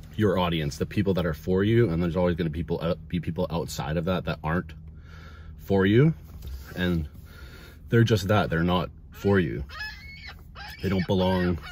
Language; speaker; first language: English; native; English